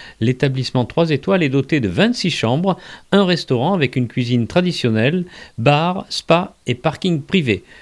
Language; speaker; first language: French; native; French